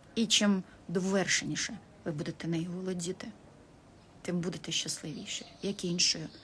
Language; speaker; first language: Ukrainian; non-native, local second language; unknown